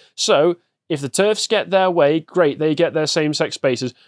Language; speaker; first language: English; native; English